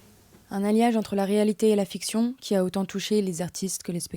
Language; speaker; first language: French; native; French